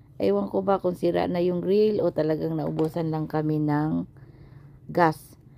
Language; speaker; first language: Filipino; non-native, local second language; Cebuano